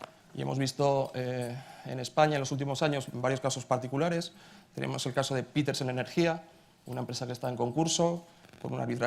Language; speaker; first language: Spanish; native; Spanish